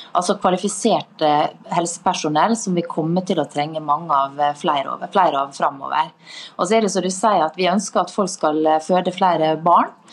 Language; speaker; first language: Norwegian; native; Norwegian